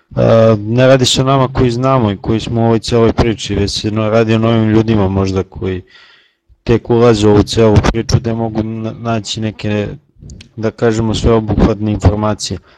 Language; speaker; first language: Serbian; native; Serbian